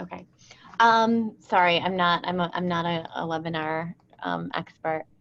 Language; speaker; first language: English; native; English